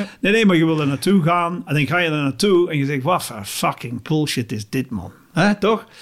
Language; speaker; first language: Dutch; non-native, fluent; English